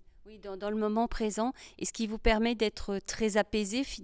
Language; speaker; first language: French; native; French